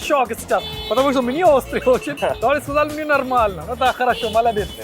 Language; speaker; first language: Russian; non-native, learner; Hindi